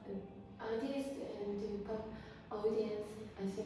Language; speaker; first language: English; non-native, learner; Japanese